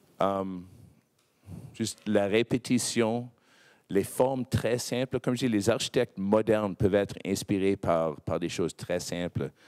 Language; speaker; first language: French; non-native, local second language; English